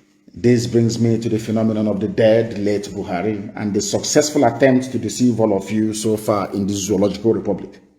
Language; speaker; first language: English; non-native, local second language; Igbo